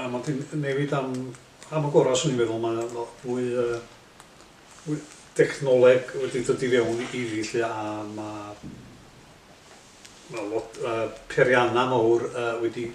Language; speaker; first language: Welsh; native; Welsh